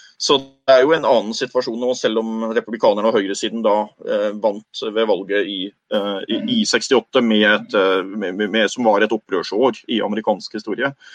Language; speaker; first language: Norwegian; native; Norwegian